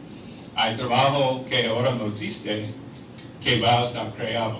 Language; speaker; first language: Spanish; non-native, fluent; English